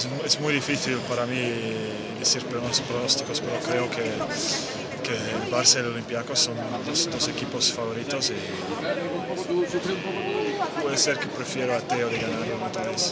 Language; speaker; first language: Spanish; non-native, fluent; Dutch